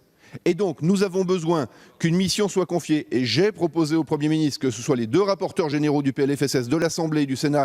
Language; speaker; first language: French; native; French